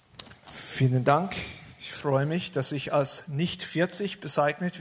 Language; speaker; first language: German; non-native, fluent; English